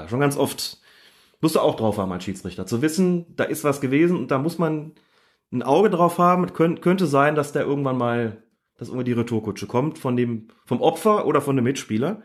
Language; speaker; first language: German; native; German